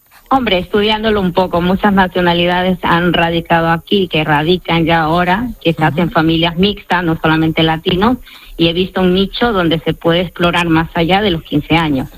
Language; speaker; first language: Spanish; native; Spanish